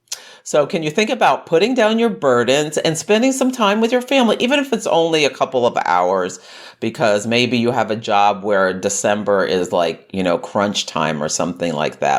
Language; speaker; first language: English; native; English